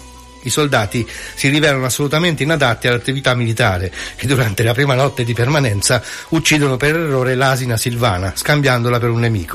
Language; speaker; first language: Italian; native; Italian